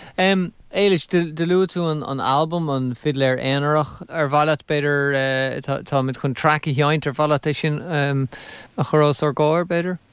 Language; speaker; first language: Irish; native; Irish